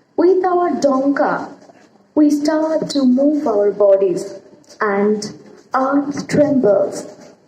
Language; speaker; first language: English; non-native, local second language; Bangla